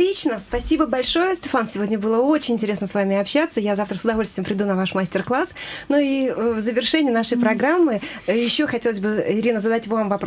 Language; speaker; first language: Russian; native; Russian